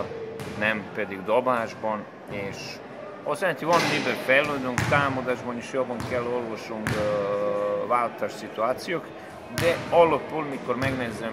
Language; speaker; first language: Hungarian; non-native, fluent; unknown